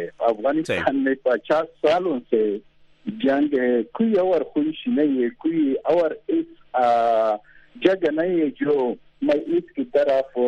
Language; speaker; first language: Hindi; non-native, fluent; Pashto